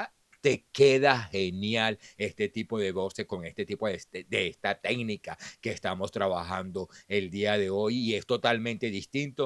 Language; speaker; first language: Spanish; native; Spanish